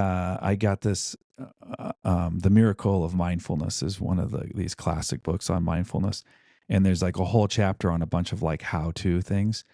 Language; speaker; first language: English; native; English